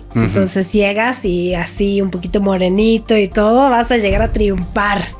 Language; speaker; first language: Spanish; non-native, fluent; Swedish